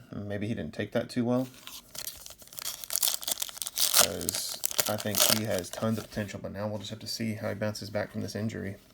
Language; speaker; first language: English; native; English